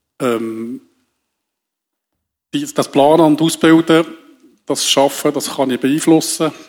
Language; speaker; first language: German; native; German